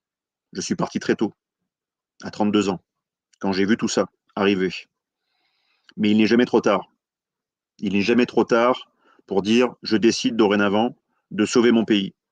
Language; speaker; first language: French; native; French